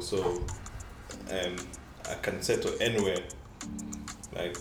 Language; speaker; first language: English; native; English